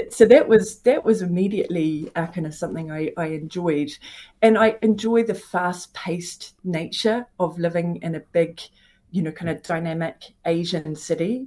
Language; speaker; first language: English; native; English